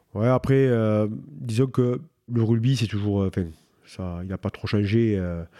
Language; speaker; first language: French; native; French